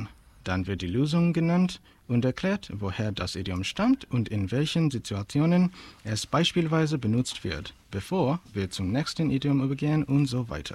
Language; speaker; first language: German; non-native, fluent; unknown